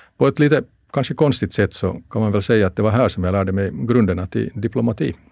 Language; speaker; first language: Swedish; native; Swedish